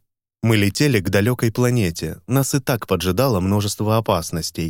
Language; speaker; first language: Russian; native; Russian